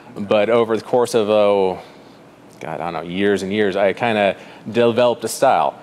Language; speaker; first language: English; native; English